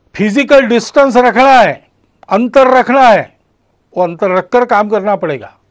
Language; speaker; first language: Hindi; non-native, local second language; Marathi